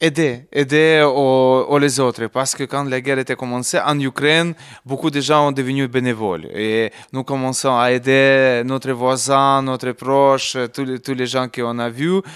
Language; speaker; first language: French; non-native, learner; Ukrainian